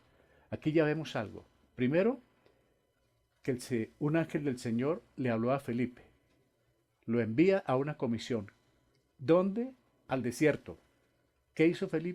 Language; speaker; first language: Spanish; native; Spanish